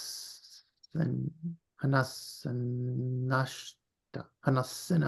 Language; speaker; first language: Japanese; non-native, learner; English